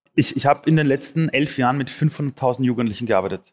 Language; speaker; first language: German; early bilingual, other home language; Persian